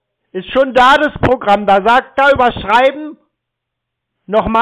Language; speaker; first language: German; native; German